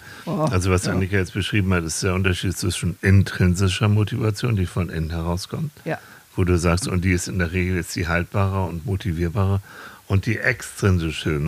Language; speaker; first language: German; native; German